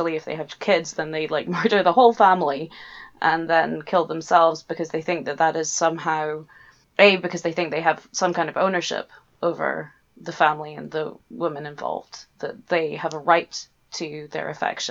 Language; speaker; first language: English; native; English